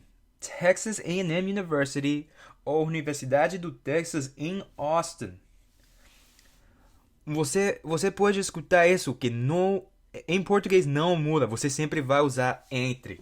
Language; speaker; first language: Portuguese; non-native, fluent; English